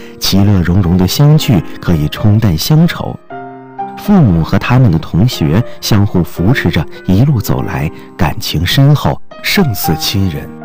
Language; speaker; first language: Chinese; native; Chinese